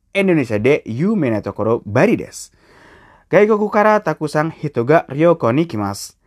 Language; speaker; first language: Japanese; non-native, learner; Indonesian